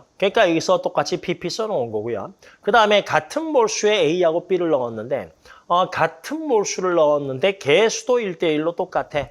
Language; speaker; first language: Korean; native; Korean